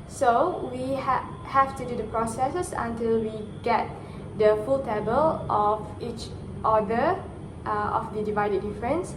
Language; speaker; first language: English; non-native, local second language; Malay